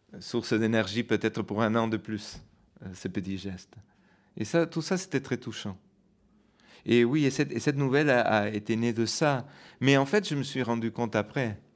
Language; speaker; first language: French; non-native, fluent; Spanish